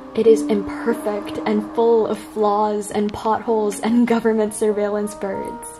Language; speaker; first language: English; native; English